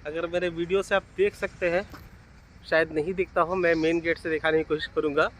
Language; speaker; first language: Hindi; non-native, local second language; Bangla